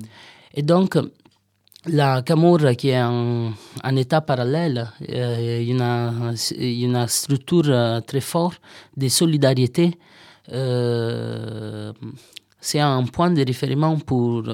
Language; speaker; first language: French; non-native, learner; Italian